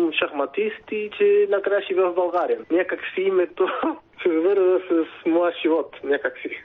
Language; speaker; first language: Bulgarian; non-native, fluent; Spanish